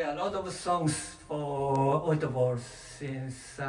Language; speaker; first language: English; non-native, learner; Japanese